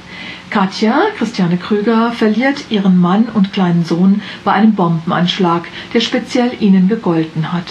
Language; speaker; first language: German; native; German